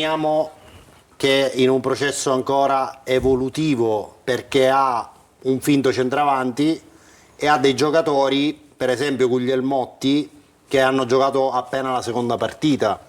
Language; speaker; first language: Italian; native; Italian